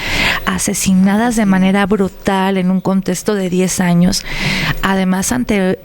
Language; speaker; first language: Spanish; native; Spanish